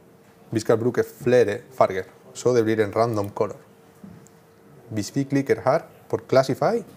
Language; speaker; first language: Norwegian; non-native, learner; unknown